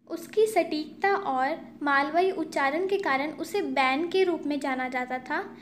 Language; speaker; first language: Hindi; native; Hindi